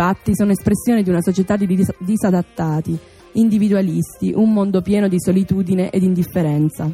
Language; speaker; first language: Italian; native; Italian